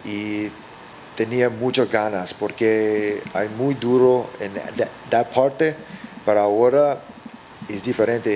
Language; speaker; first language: Spanish; early bilingual, heritage; English